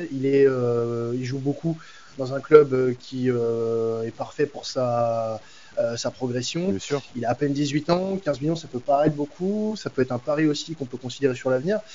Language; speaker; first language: French; native; French